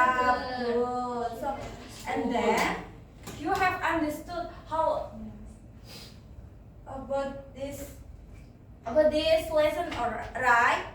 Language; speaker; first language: English; non-native, learner; Indonesian